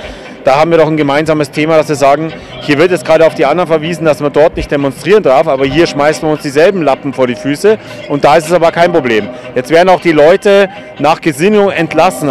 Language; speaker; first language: German; native; German